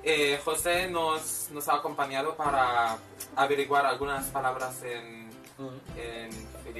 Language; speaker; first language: Spanish; non-native, fluent; Filipino